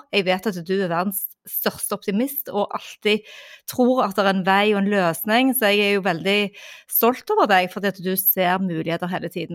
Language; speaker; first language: Norwegian; native; Norwegian